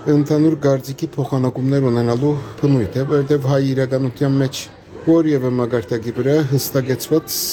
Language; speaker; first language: Armenian; native; Armenian